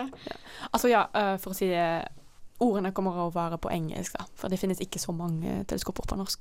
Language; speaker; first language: Norwegian; non-native, fluent; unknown